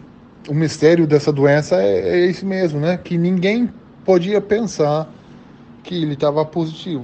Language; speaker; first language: Portuguese; early bilingual, heritage; German